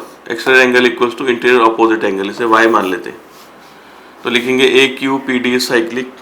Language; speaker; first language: Hindi; native; Hindi